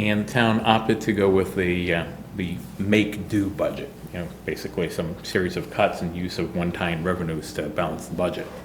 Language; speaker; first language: English; native; English